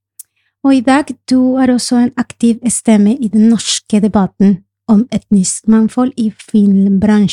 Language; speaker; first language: Swedish; non-native, fluent; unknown